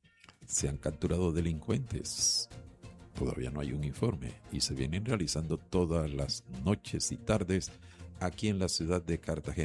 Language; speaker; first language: Spanish; native; Spanish